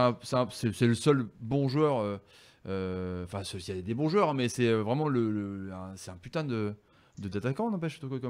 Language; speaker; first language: French; native; French